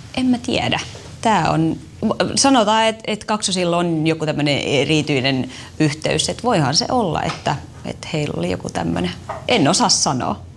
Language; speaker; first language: Finnish; non-native, local second language; Swedish